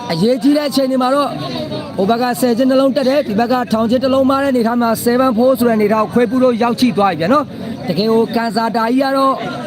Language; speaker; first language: Burmese; native; Burmese